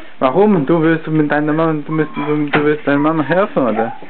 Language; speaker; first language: German; non-native, learner; Chinese